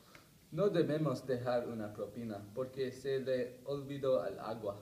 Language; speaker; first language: Spanish; non-native, learner; English